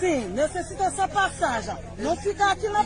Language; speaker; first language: Portuguese; non-native, learner; Haitian Creole